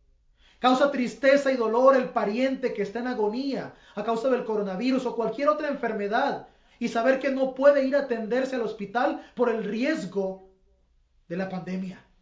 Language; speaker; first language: Spanish; native; Spanish